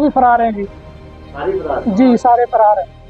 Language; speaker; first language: Hindi; native; Hindi